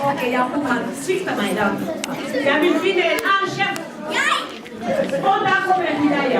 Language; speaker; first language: Swedish; non-native, fluent; Somali